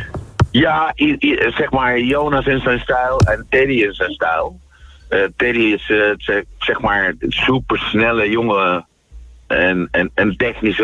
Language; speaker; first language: Dutch; non-native, fluent; Spanish